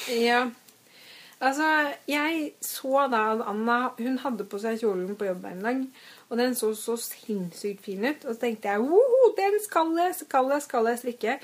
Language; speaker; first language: Norwegian; native; Norwegian